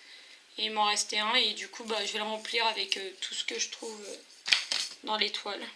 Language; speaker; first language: French; native; French